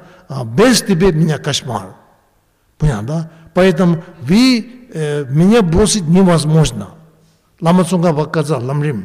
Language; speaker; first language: Russian; non-native, learner; Tibetan